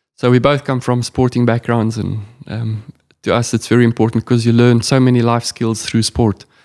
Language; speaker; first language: English; non-native, local second language; Afrikaans